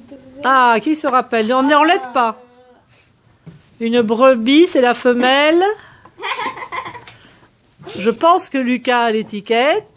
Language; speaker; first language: French; native; French